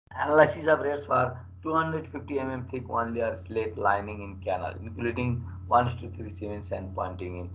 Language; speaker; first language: English; non-native, local second language; Nepali